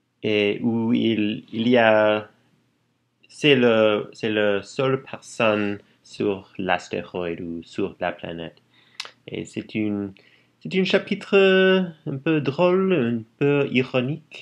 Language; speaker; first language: French; non-native, learner; English